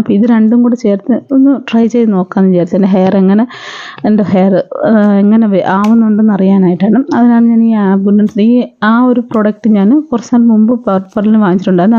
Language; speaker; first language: Malayalam; native; Malayalam